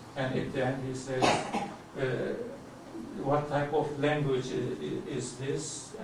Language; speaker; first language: English; non-native, fluent; Turkish